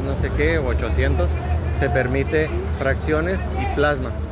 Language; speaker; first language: Spanish; native; Spanish